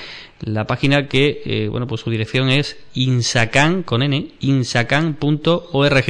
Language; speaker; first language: Spanish; native; Spanish